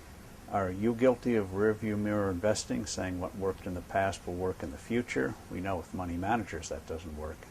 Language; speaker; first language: English; native; English